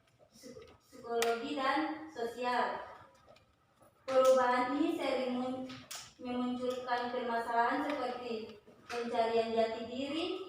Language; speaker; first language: Indonesian; native; Indonesian